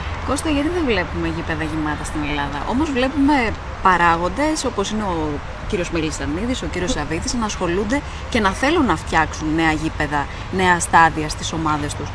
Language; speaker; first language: Greek; native; Greek